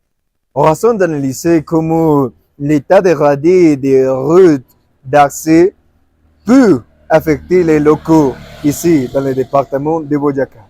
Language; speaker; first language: French; non-native, learner; Spanish